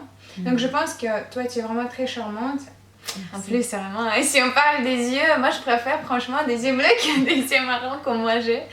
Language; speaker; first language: French; non-native, fluent; Russian